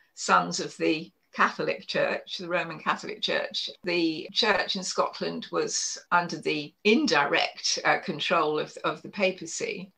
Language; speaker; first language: English; native; English